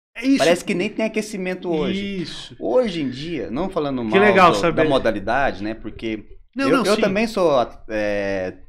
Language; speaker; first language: Portuguese; native; Portuguese